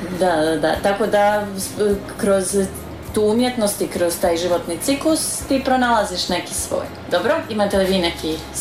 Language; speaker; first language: Croatian; native; Croatian